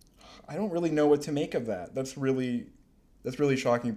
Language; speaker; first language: English; native; English